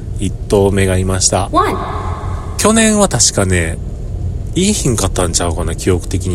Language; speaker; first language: Japanese; native; Japanese